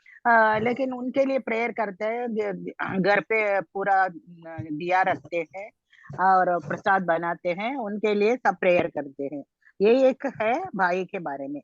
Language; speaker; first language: Hindi; non-native, local second language; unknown